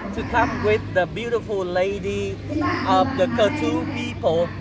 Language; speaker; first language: English; non-native, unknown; Vietnamese